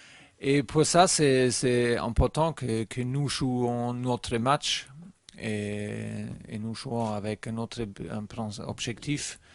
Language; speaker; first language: French; non-native, learner; German